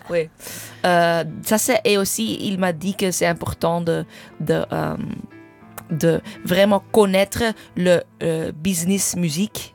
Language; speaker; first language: French; non-native, fluent; English